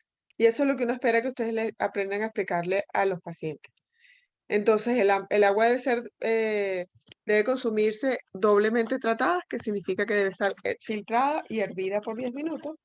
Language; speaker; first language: Spanish; native; Spanish